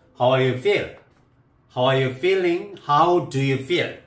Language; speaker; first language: English; non-native, learner; Korean